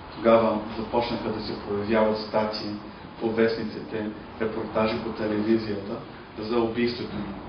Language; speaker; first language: Bulgarian; non-native, fluent; English